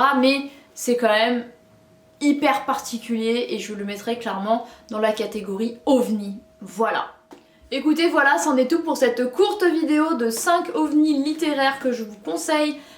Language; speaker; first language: French; native; French